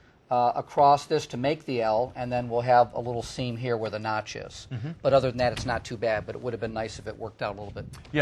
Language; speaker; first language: English; native; English